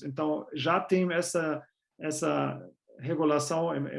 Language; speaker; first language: Portuguese; non-native, fluent; German